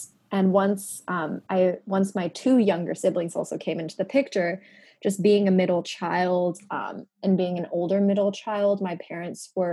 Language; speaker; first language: English; non-native, local second language; Japanese